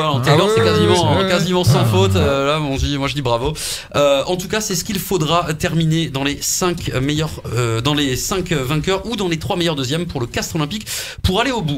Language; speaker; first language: French; native; French